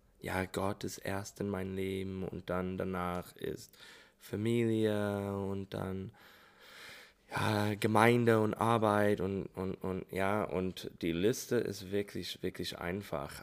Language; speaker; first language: German; non-native, learner; English